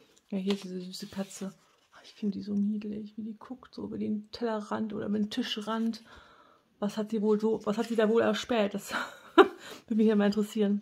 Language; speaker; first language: German; native; German